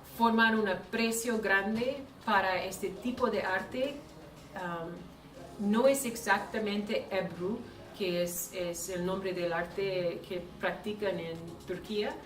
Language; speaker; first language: Spanish; non-native, fluent; English